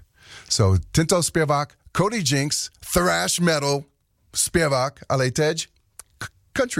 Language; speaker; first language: Czech; non-native, learner; English